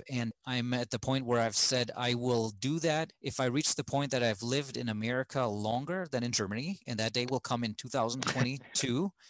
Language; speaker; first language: English; non-native, fluent; German